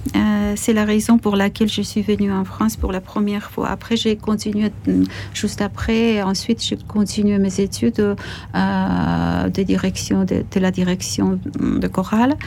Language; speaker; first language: French; non-native, fluent; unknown